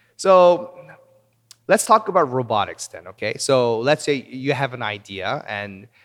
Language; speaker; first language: English; early bilingual, other home language; Korean